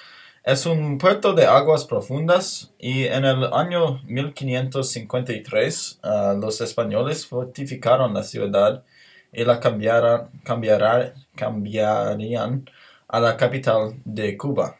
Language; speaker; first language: Spanish; non-native, learner; English